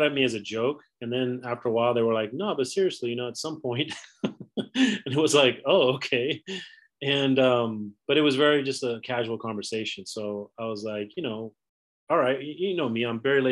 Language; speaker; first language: English; native; English